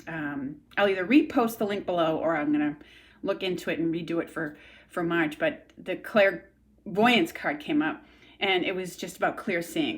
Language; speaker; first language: English; native; English